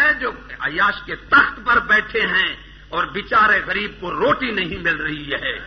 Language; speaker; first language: Urdu; non-native, local second language; Punjabi